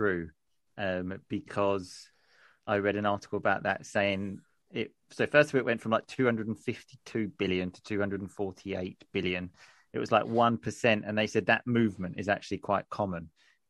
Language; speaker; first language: English; native; English